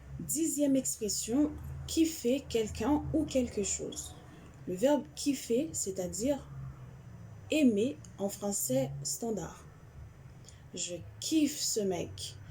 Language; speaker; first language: French; non-native, local second language; Haitian Creole